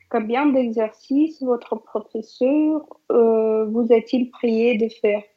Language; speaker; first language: French; non-native, learner; Russian